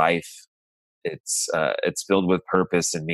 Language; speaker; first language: English; native; English